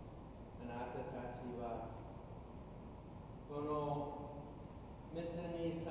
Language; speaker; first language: Japanese; non-native, fluent; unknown